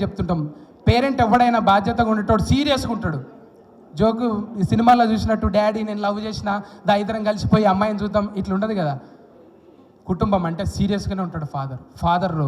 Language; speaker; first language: Telugu; native; Telugu